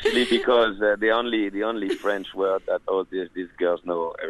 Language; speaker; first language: English; non-native, fluent; French